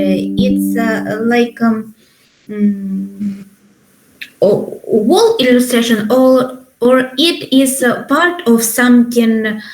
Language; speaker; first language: English; non-native, learner; Ukrainian